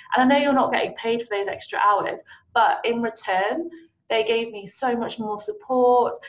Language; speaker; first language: English; native; English